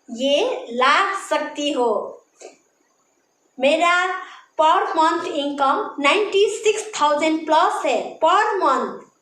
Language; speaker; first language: Hindi; non-native, local second language; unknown